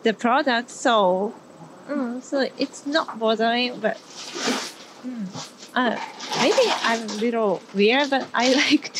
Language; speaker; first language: English; non-native, learner; Japanese